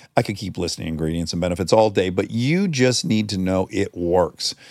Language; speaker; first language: English; native; English